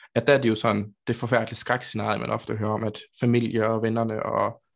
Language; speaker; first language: Danish; native; Danish